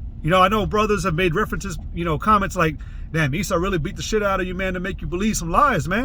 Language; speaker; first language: English; native; English